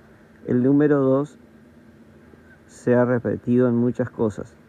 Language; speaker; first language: Spanish; native; Spanish